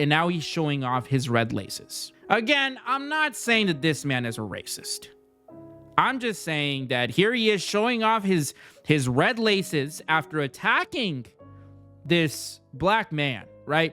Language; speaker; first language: English; native; English